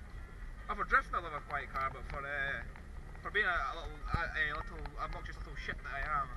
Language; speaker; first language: English; native; English